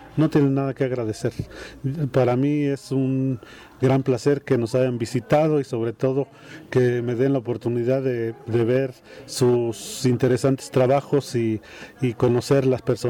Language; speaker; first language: Spanish; native; Spanish